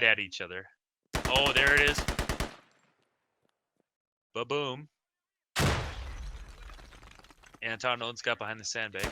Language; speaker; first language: English; native; English